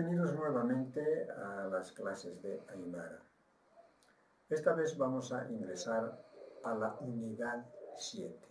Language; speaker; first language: Spanish; non-native, local second language; Aymara